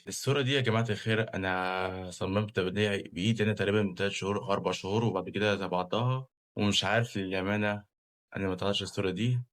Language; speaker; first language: Arabic; native; Arabic